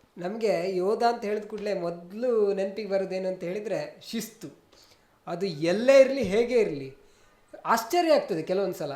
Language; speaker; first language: Kannada; native; Kannada